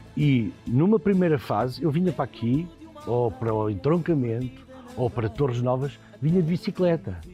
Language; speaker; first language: Portuguese; native; Portuguese